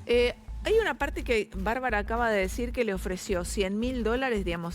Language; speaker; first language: Spanish; native; Spanish